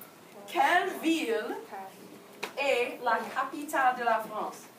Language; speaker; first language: French; non-native, fluent; English